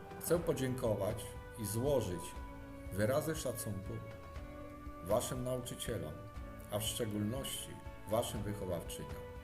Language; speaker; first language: Polish; native; Polish